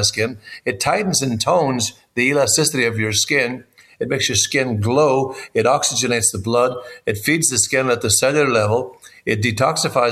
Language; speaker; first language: English; native; English